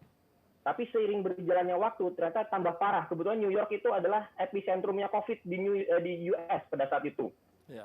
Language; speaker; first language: Indonesian; native; Indonesian